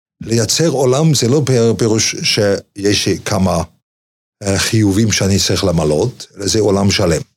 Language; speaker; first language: Hebrew; non-native, fluent; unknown